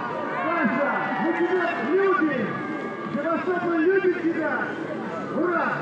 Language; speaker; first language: Russian; native; Russian